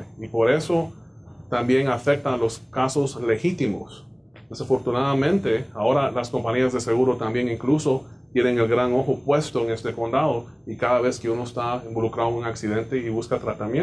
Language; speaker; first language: Spanish; native; Spanish